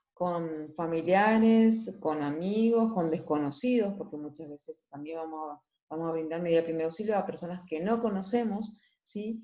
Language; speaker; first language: Spanish; native; Spanish